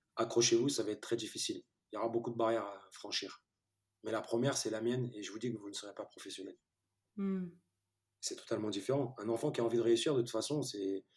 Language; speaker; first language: French; early bilingual, other home language; Turkish